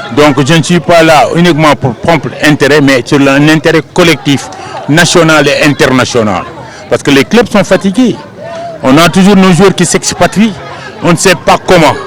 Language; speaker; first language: French; non-native, local second language; Wolof